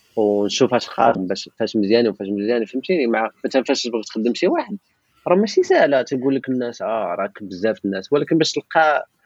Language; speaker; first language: Arabic; non-native, local second language; Tachelhit